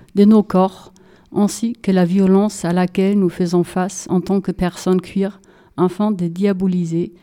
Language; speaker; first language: French; non-native, fluent; German